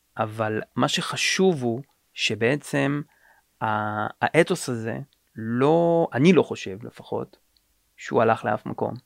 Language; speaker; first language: Hebrew; native; Hebrew